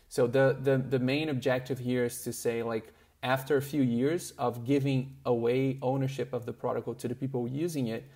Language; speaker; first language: English; non-native, fluent; Portuguese